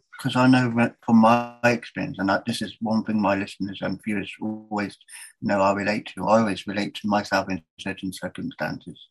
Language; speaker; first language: English; native; English